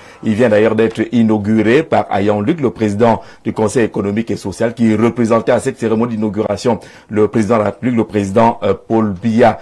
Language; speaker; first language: French; native; French